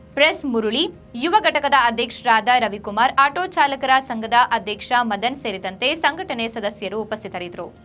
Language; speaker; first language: Kannada; native; Kannada